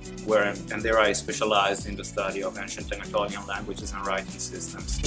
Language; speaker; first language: English; non-native, fluent; Italian